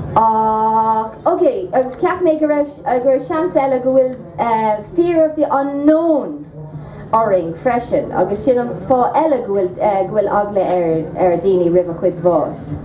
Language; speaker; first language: Irish; non-native, local second language; English